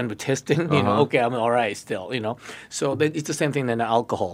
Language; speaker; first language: English; non-native, learner; Japanese